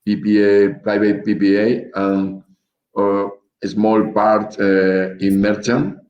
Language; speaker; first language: English; non-native, learner; Spanish